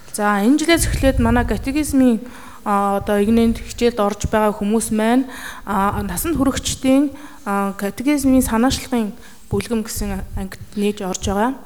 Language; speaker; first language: Mongolian; native; Mongolian